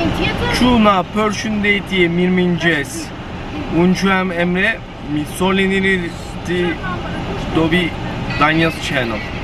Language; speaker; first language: Albanian; non-native, learner; Turkish